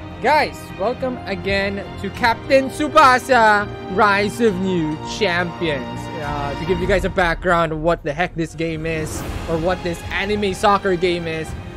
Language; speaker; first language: English; non-native, local second language; Filipino